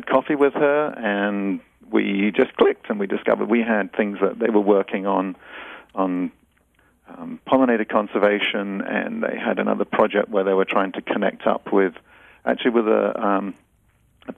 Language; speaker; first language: English; native; English